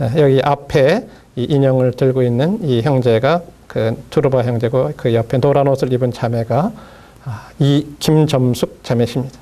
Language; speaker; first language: Korean; native; Korean